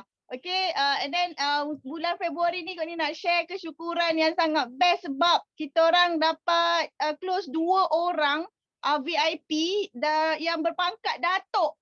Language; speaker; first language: Malay; native; Malay